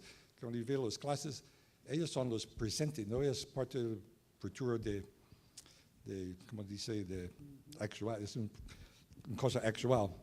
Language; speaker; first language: Spanish; non-native, learner; English